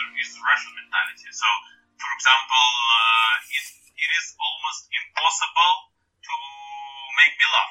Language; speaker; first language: English; non-native, fluent; Russian